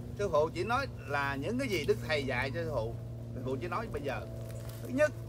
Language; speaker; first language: Vietnamese; early bilingual, heritage; Vietnamese